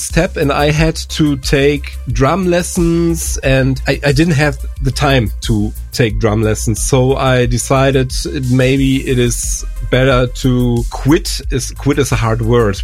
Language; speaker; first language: English; non-native, fluent; German